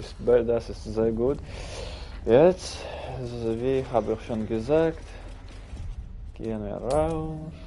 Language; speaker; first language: German; non-native, learner; Russian